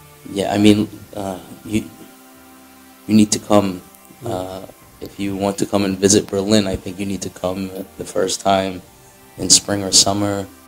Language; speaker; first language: English; native; English